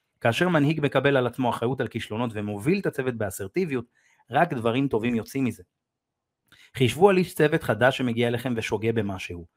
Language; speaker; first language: Hebrew; native; Hebrew